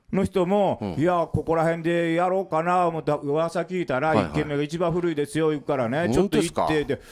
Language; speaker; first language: Japanese; native; Japanese